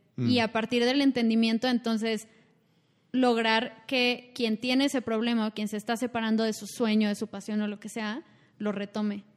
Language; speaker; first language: Spanish; native; Spanish